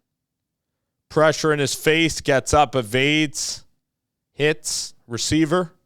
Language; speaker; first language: English; native; English